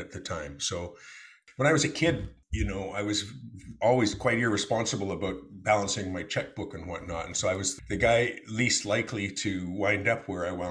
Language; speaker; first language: English; native; English